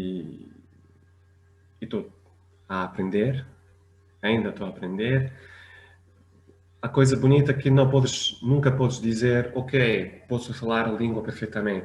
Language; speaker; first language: Portuguese; non-native, fluent; French